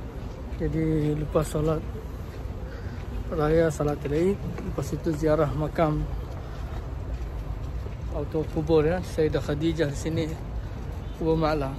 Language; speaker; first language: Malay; early bilingual, heritage; Malay